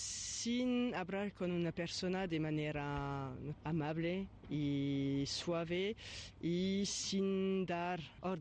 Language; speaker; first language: Spanish; non-native, fluent; French